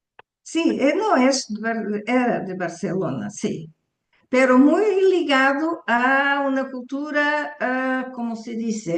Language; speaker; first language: Spanish; early bilingual, heritage; Portuguese